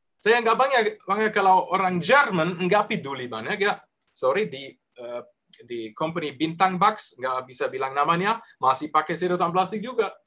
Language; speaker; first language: Indonesian; non-native, learner; German